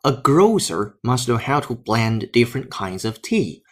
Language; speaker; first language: English; non-native, fluent; Chinese